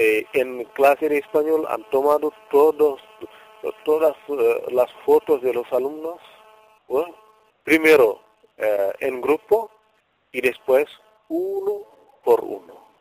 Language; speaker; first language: Spanish; non-native, fluent; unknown